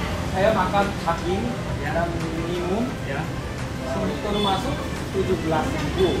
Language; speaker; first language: Indonesian; non-native, learner; Korean